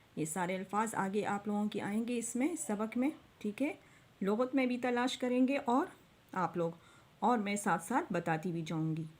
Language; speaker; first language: Urdu; non-native, local second language; Pashto